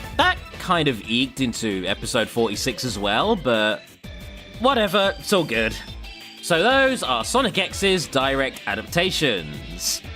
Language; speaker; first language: English; native; English